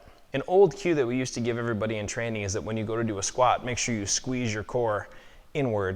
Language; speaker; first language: English; native; English